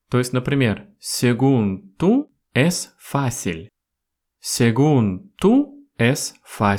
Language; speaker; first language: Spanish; non-native, fluent; Russian